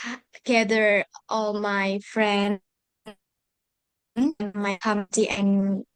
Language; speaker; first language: English; non-native, learner; Indonesian